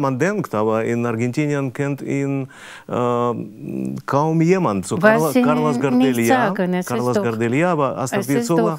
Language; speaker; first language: German; non-native, fluent; Russian